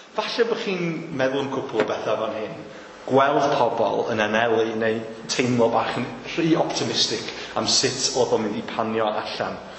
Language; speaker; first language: Welsh; native; Welsh